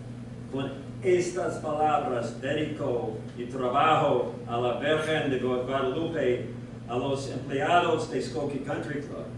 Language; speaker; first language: Spanish; non-native, learner; English